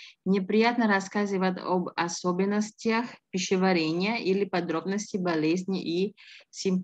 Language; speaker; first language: Russian; non-native, fluent; Indonesian